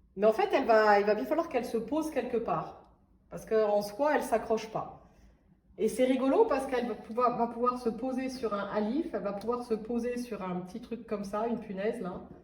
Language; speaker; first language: French; native; French